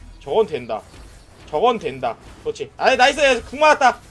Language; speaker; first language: Korean; native; Korean